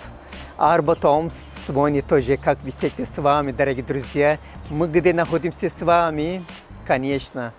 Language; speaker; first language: Russian; non-native, fluent; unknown